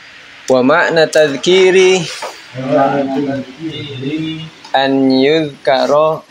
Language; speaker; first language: Arabic; non-native, fluent; Indonesian